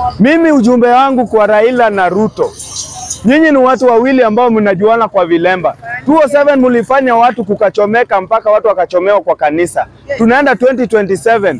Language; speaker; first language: Swahili; non-native, local second language; Luo (Kenya and Tanzania)